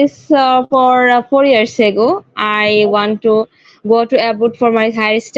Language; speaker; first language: English; non-native, learner; Bangla